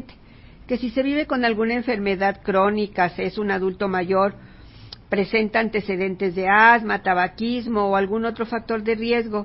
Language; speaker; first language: Spanish; native; Spanish